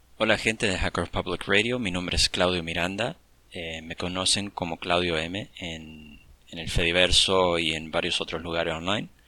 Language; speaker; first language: Spanish; early bilingual, heritage; English